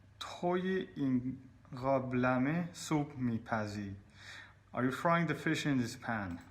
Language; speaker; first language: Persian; non-native, learner; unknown